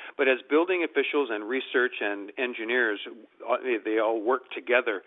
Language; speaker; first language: English; native; English